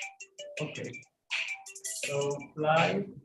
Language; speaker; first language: English; non-native, learner; Spanish